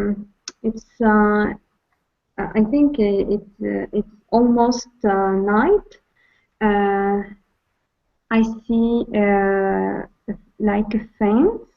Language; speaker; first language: English; non-native, learner; Arabic